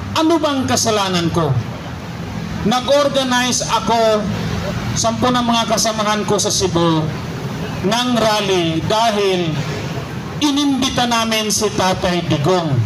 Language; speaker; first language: Filipino; non-native, local second language; Cebuano